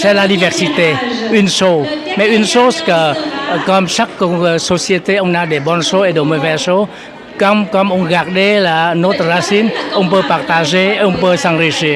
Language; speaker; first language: French; non-native, fluent; Vietnamese